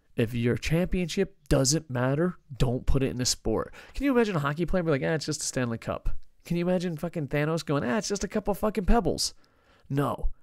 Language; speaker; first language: English; native; English